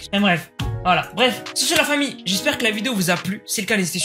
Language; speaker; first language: French; native; French